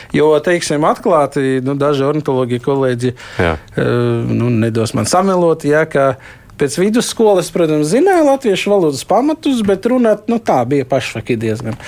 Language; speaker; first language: Latvian; non-native, local second language; Russian